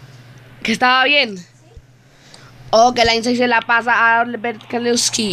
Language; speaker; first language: Spanish; native; Spanish